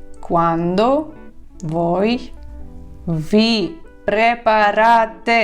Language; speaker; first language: Italian; non-native, fluent; Ukrainian